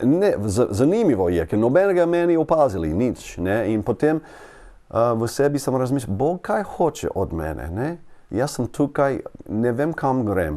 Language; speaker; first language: Slovenian; non-native, learner; English